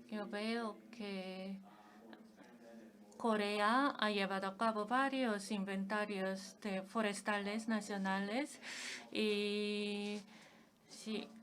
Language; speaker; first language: Spanish; non-native, fluent; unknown